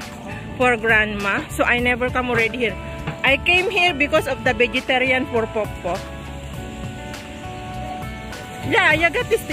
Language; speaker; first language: English; non-native, learner; Filipino